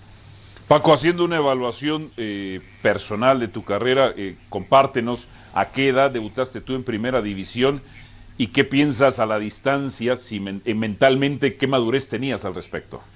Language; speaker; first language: Spanish; native; Spanish